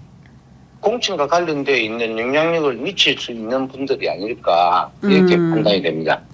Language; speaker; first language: Korean; native; Korean